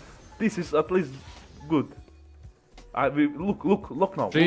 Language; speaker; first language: English; non-native, learner; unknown